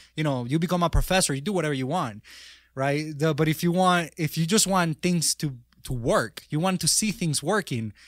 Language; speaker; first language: English; non-native, fluent; Spanish